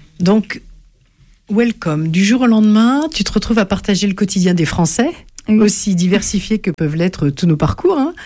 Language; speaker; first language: French; native; French